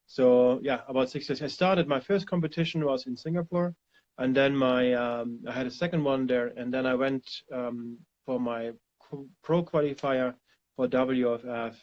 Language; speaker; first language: English; non-native, fluent; German